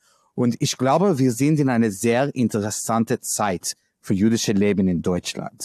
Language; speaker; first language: German; non-native, learner; English